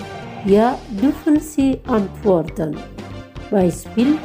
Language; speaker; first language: German; non-native, fluent; Indonesian